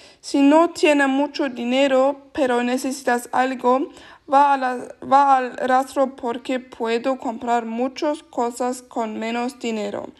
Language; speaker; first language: Spanish; non-native, learner; German